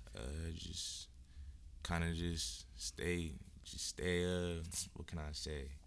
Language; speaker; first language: English; native; English